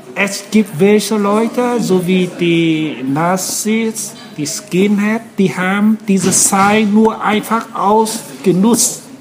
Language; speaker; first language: German; non-native, learner; Vietnamese